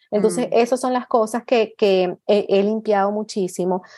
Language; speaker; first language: Spanish; native; Spanish